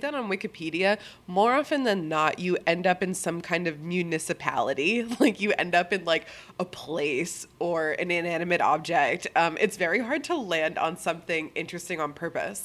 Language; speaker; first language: English; native; English